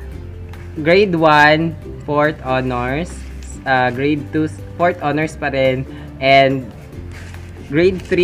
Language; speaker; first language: English; non-native, local second language; Cebuano